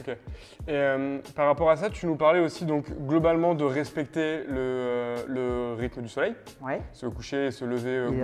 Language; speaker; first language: French; native; French